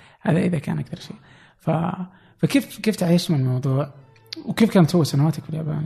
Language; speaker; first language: Arabic; native; Arabic